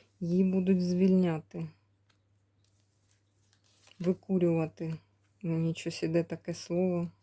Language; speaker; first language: Ukrainian; native; Ukrainian